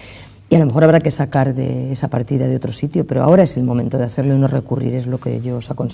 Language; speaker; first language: Spanish; native; Spanish